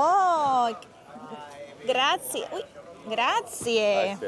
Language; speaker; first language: Italian; non-native, learner; Spanish